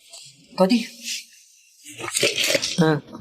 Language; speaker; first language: Chinese; native; Chinese